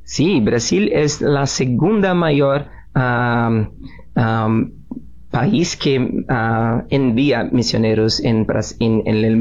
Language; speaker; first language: Spanish; non-native, learner; Portuguese